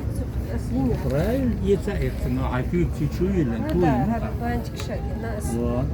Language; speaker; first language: Russian; non-native, local second language; Chechen